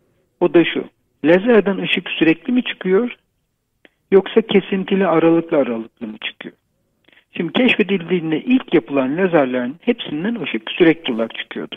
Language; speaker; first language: Turkish; native; Turkish